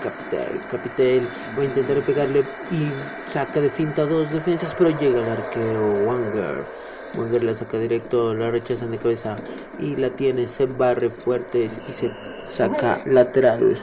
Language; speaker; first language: Spanish; native; Spanish